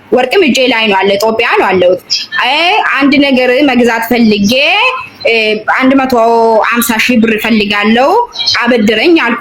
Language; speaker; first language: Amharic; non-native, local second language; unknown